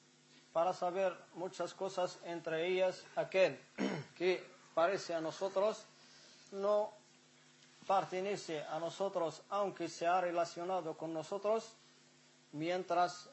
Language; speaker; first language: Spanish; non-native, fluent; Arabic